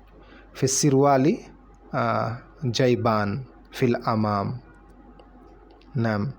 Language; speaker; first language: Arabic; non-native, fluent; Bangla